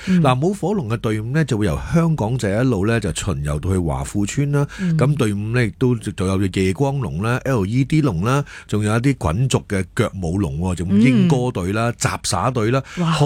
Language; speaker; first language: Cantonese; native; Cantonese